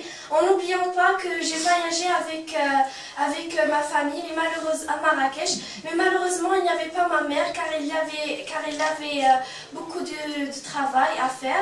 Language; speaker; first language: French; non-native, local second language; Arabic